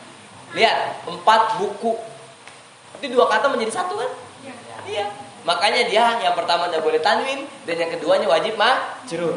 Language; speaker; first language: Indonesian; native; Indonesian